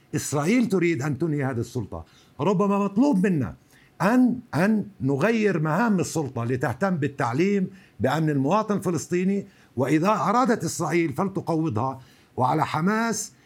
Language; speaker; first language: Arabic; native; Arabic